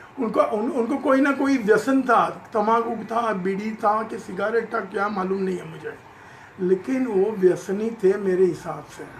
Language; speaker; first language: Hindi; non-native, local second language; Gujarati